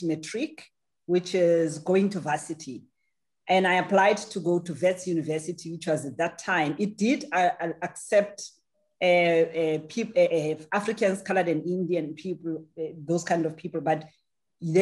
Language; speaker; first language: English; non-native, local second language; Tswana